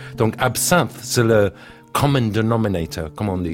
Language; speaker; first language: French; non-native, learner; English